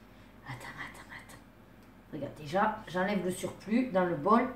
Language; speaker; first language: French; native; French